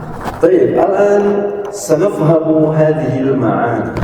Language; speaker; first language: Arabic; non-native, fluent; Indonesian